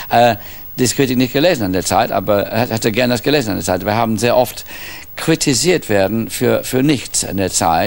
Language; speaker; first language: German; non-native, fluent; English